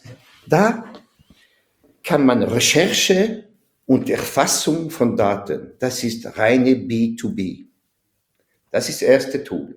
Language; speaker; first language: German; non-native, fluent; French